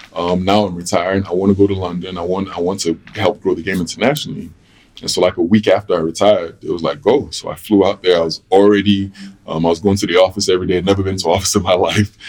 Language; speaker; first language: English; native; English